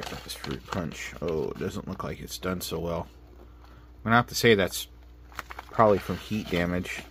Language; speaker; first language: English; native; English